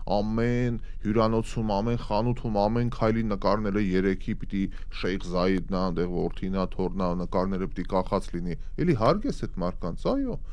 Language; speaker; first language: Armenian; native; Armenian